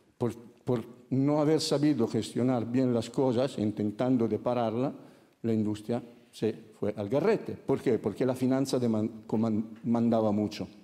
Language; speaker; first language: Spanish; non-native, fluent; Italian